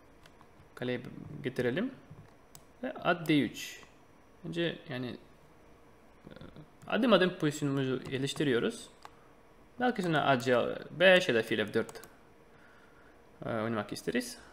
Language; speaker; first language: Turkish; non-native, fluent; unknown